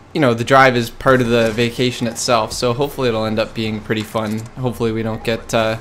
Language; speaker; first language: English; native; English